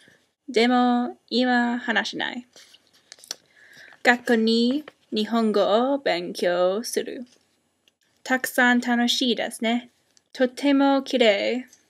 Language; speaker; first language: Japanese; non-native, learner; English